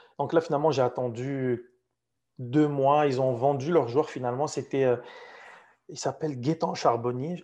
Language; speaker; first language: French; non-native, local second language; Arabic